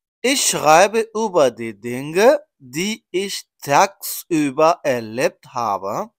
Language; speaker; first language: German; non-native, learner; Persian